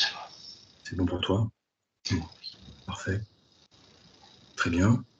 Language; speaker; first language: French; native; French